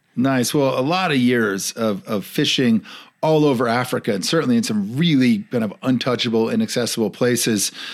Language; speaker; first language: English; native; English